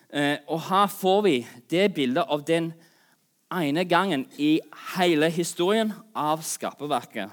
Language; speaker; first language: Norwegian; non-native, fluent; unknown